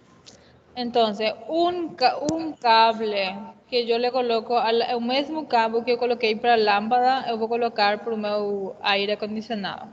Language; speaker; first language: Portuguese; non-native, fluent; Spanish